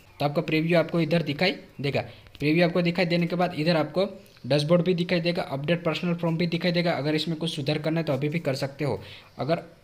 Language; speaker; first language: Hindi; non-native, local second language; Gujarati